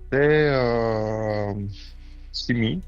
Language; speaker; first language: French; non-native, fluent; Romanian